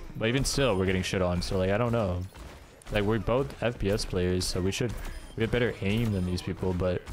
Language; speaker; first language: English; native; English